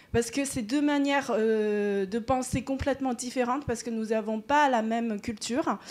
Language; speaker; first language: French; non-native, fluent; Chinese